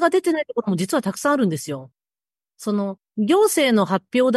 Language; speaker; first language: Japanese; native; Japanese